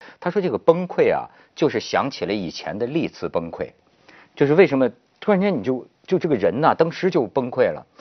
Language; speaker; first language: Chinese; native; Chinese